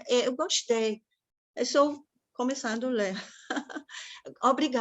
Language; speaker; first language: Portuguese; non-native, fluent; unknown